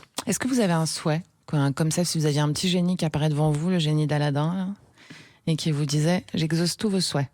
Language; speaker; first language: French; native; French